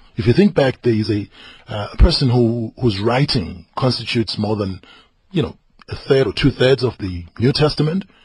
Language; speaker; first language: English; non-native, local second language; Zulu